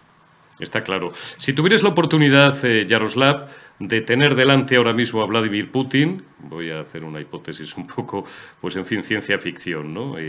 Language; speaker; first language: Spanish; native; Spanish